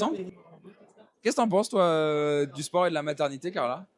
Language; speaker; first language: French; native; French